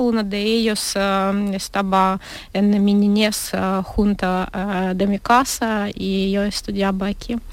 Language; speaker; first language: Spanish; non-native, learner; Ukrainian